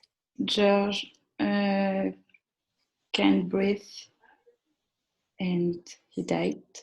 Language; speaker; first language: English; non-native, learner; French